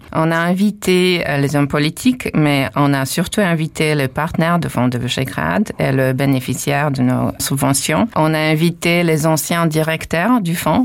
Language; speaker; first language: French; non-native, fluent; Polish